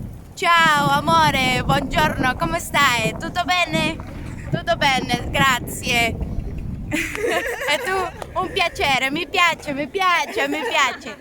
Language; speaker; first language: Italian; non-native, learner; Spanish